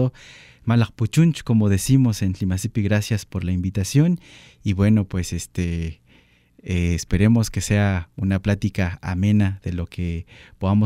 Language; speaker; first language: Spanish; non-native, local second language; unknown